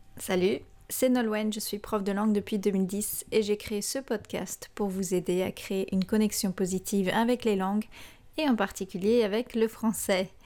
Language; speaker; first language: French; native; French